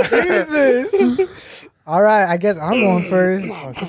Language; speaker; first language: English; native; English